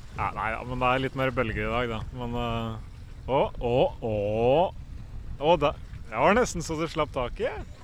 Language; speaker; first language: Norwegian; native; Norwegian